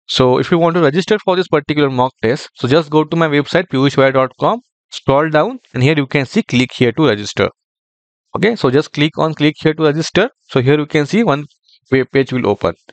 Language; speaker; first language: English; non-native, local second language; Marathi